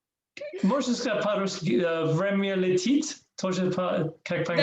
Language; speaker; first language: Russian; non-native, learner; English